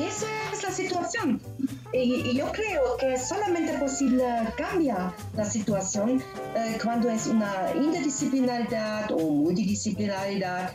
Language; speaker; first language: Spanish; non-native, learner; German